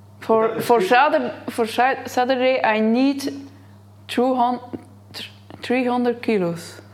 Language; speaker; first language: English; non-native, learner; Dutch